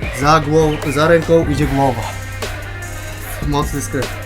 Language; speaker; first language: Polish; native; Polish